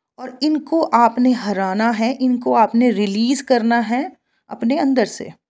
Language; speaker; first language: Hindi; native; Hindi